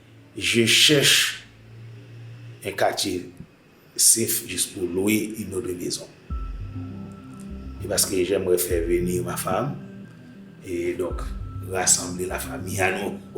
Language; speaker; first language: French; non-native, local second language; Haitian Creole